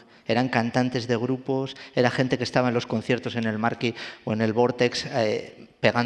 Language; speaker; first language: Spanish; native; Spanish